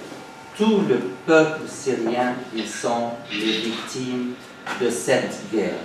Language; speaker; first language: French; non-native, fluent; Arabic